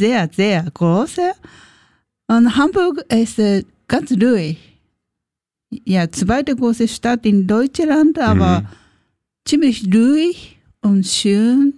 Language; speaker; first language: German; non-native, learner; Japanese